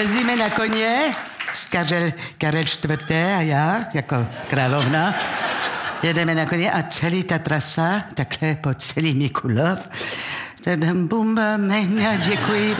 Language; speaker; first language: Czech; non-native, learner; French